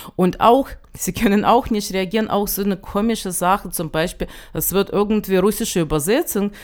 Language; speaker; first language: German; non-native, fluent; Ukrainian